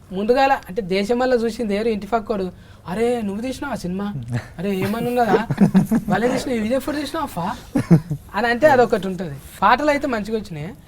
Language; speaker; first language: Telugu; native; Telugu